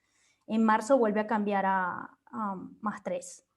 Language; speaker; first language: Spanish; native; Spanish